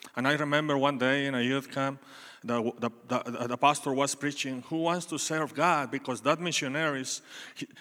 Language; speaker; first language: English; non-native, learner; Spanish